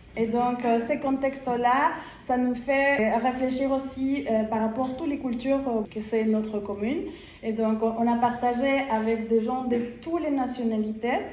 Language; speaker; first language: French; non-native, fluent; Spanish